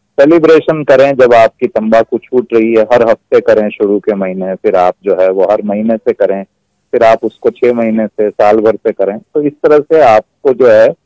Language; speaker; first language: Hindi; native; Hindi